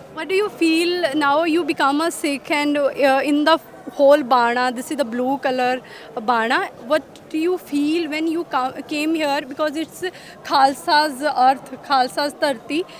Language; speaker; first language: English; non-native, local second language; Punjabi